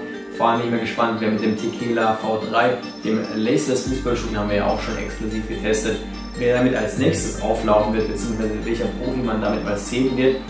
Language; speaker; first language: German; native; German